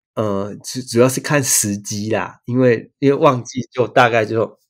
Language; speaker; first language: Chinese; native; Chinese